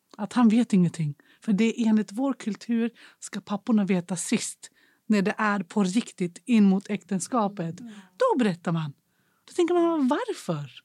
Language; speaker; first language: Swedish; early bilingual, other home language; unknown